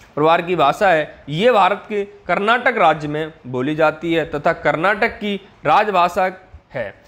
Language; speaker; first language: Hindi; native; Hindi